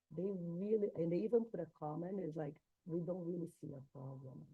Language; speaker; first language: English; non-native, fluent; Portuguese